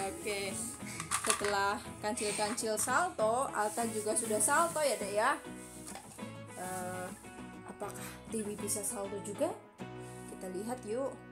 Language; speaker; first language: Indonesian; native; Indonesian